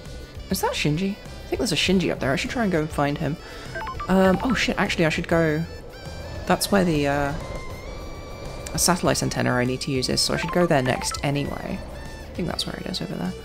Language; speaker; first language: English; native; English